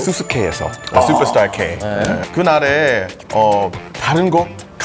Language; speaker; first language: Korean; non-native, learner; English